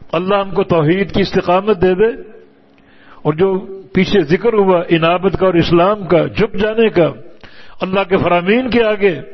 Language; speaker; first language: Urdu; native; Urdu